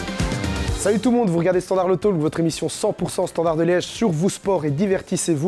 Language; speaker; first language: French; native; French